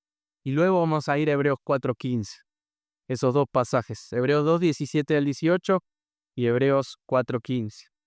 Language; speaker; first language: Spanish; native; Spanish